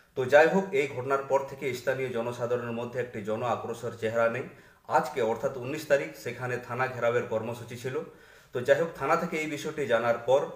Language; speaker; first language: Bangla; non-native, local second language; Santali